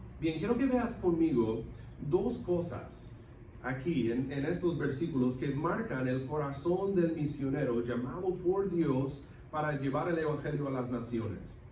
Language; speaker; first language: Spanish; non-native, local second language; English